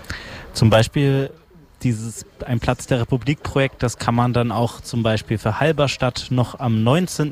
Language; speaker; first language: German; native; German